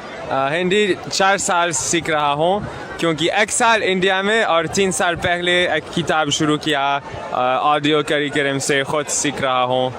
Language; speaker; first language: Hindi; non-native, learner; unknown